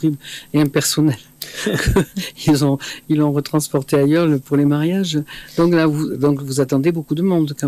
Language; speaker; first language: French; native; French